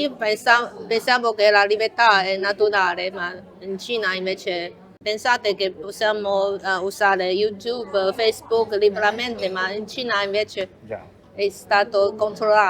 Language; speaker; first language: Italian; non-native, learner; Chinese